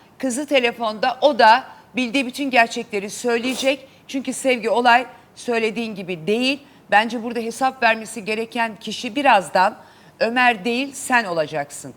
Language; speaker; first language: Turkish; native; Turkish